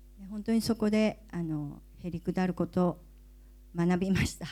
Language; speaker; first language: Japanese; native; Japanese